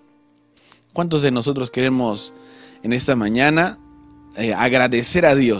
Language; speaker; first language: Spanish; native; Spanish